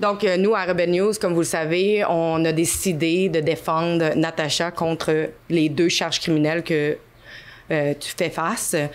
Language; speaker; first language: French; native; French